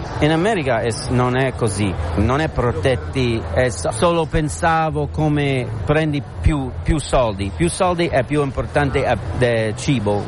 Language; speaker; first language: Italian; non-native, learner; English